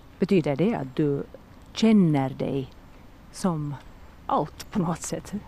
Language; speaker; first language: Swedish; native; Swedish